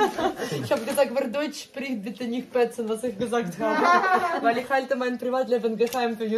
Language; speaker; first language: German; non-native, fluent; Russian